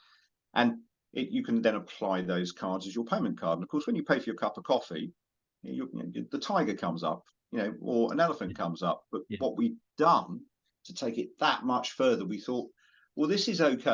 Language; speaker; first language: English; native; English